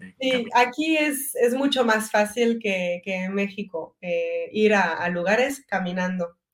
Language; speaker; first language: Spanish; non-native, fluent; French